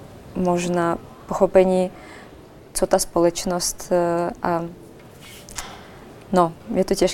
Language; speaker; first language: Czech; non-native, fluent; Russian